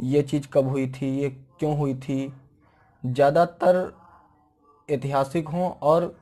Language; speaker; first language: Hindi; native; Hindi